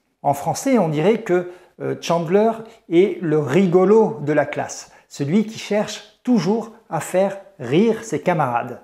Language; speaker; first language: French; native; French